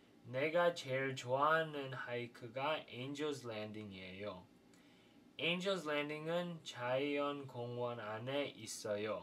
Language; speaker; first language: Korean; non-native, fluent; English